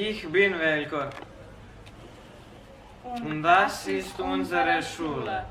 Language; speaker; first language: German; non-native, learner; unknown